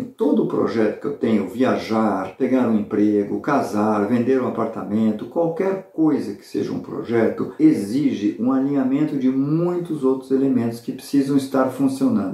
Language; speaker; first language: Portuguese; native; Portuguese